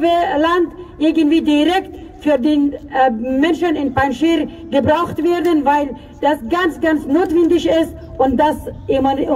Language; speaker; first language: German; non-native, fluent; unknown